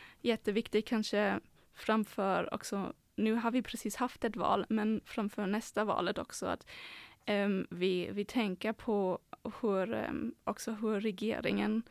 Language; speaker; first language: Swedish; non-native, fluent; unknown